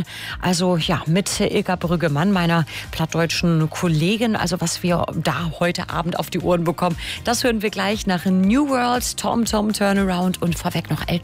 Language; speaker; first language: German; native; German